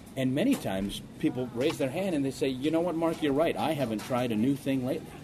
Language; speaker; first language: English; native; English